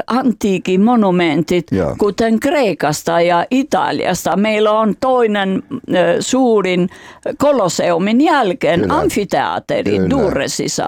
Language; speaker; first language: Finnish; non-native, fluent; Albanian